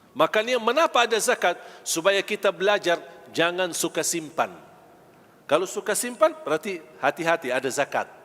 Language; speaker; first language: Malay; non-native, fluent; Arabic